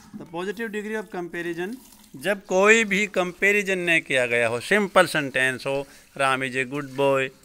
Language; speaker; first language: Hindi; native; Hindi